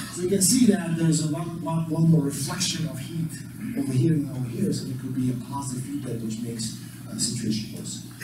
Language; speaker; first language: English; non-native, fluent; Slovak